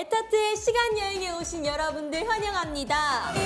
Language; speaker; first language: Korean; native; Korean